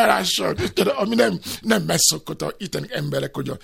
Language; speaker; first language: Hungarian; non-native, fluent; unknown